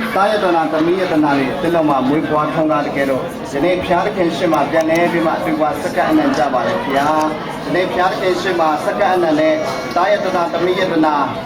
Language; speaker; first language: Burmese; non-native, local second language; Tedim Chin